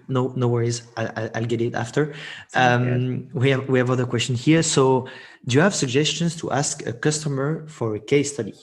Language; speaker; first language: English; non-native, fluent; French